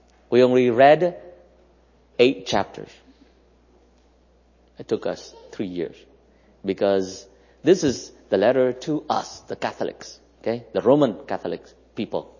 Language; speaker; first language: English; non-native, fluent; Vietnamese